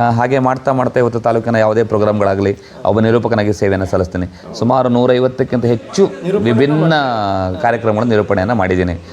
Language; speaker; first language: Kannada; non-native, local second language; Konkani